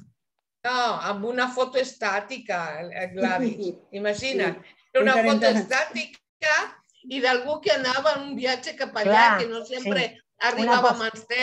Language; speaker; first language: Catalan; non-native, fluent; Spanish